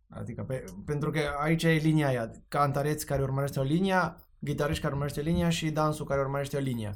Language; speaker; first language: Romanian; non-native, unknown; Spanish